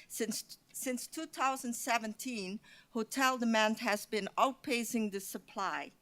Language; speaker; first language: English; non-native, fluent; Dutch